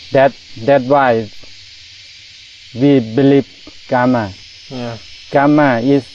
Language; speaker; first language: English; non-native, learner; Thai